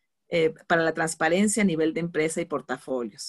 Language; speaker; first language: Spanish; native; Spanish